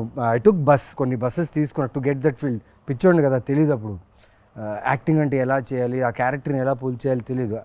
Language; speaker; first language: Telugu; native; Telugu